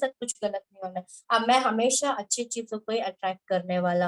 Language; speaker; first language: Hindi; native; Hindi